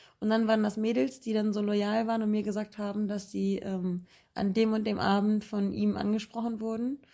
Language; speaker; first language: German; native; German